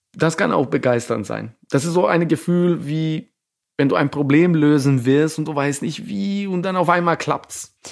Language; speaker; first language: German; non-native, fluent; Serbian